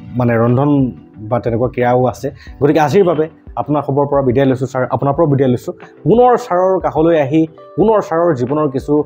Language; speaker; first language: Assamese; native; Assamese